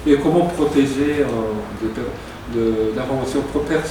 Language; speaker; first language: French; non-native, fluent; Japanese